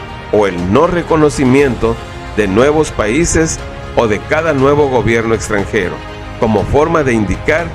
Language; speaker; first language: Spanish; native; Spanish